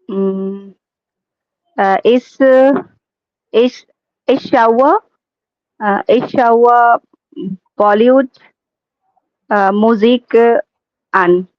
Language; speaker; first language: German; non-native, learner; Hindi